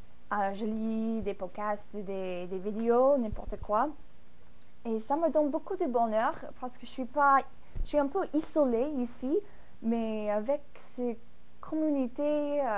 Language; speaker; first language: French; non-native, fluent; English